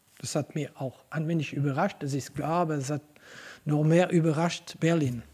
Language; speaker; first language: German; non-native, local second language; French